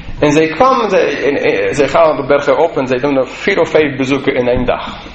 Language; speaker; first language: Dutch; non-native, fluent; English